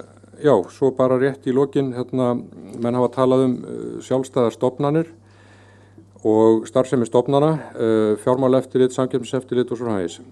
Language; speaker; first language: Icelandic; native; Icelandic